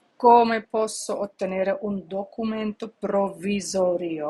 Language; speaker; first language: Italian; non-native, fluent; Ukrainian